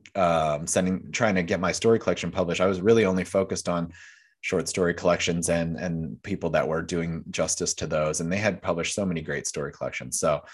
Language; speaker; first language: English; native; English